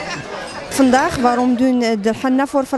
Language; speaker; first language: Dutch; non-native, learner; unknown